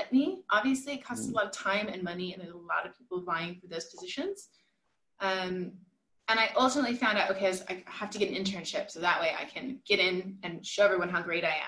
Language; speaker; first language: English; native; English